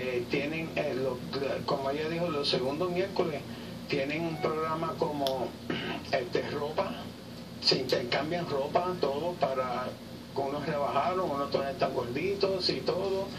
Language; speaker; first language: Spanish; early bilingual, heritage; Spanish